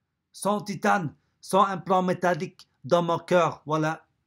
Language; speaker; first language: French; non-native, fluent; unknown